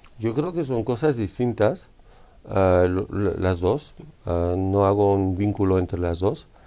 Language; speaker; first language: Spanish; non-native, fluent; French